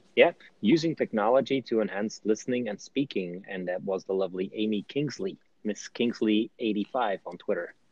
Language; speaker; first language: English; non-native, fluent; Dutch